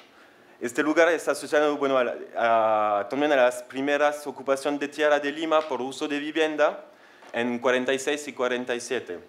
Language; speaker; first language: Spanish; non-native, fluent; French